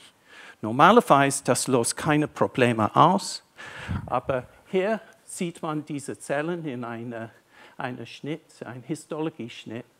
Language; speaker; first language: German; non-native, fluent; English